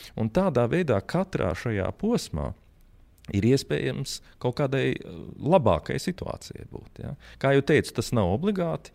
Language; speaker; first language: Latvian; native; Latvian